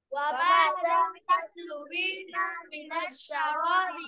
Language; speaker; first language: Arabic; non-native, learner; Bangla